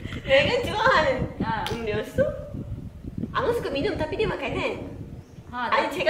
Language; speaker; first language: Korean; non-native, learner; Malay